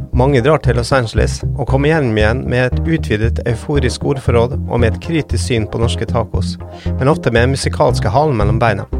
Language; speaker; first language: Norwegian; native; Norwegian